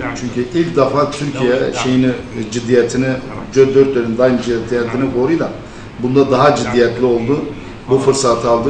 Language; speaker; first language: Turkish; non-native, fluent; Arabic